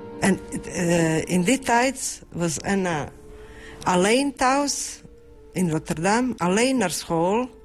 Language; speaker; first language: Dutch; non-native, fluent; Bosnian